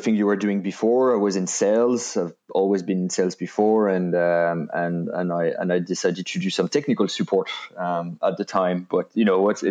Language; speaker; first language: English; non-native, fluent; French